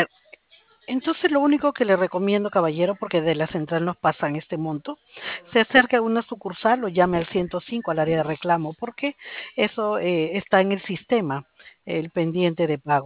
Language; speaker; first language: Spanish; native; Spanish